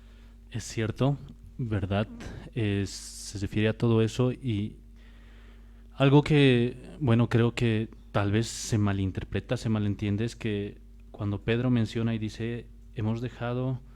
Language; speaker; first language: Spanish; native; Spanish